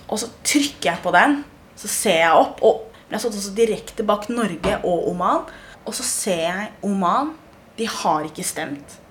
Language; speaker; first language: Norwegian; early bilingual, other home language; Somali